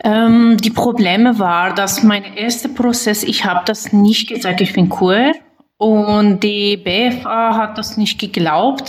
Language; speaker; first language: German; non-native, learner; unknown